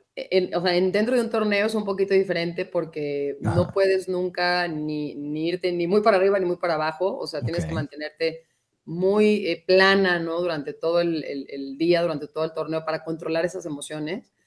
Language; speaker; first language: Spanish; native; Spanish